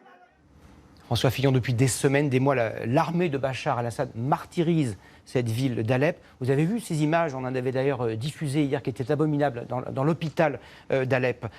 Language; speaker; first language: French; native; French